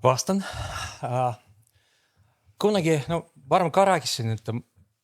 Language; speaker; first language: Estonian; non-native, fluent; Russian